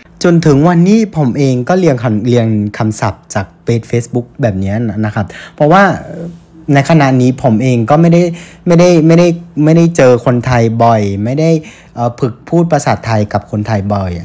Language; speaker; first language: Thai; non-native, fluent; Vietnamese